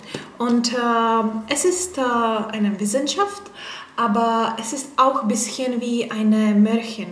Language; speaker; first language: German; non-native, learner; Czech